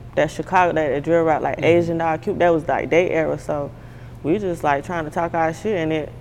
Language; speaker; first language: English; native; English